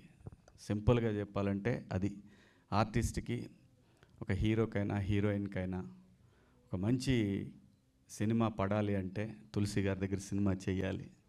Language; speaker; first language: Telugu; native; Telugu